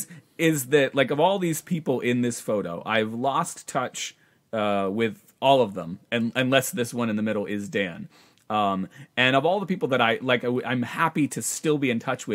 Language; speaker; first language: English; native; English